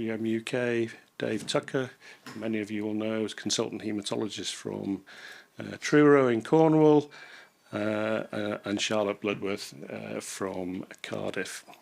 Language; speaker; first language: English; native; English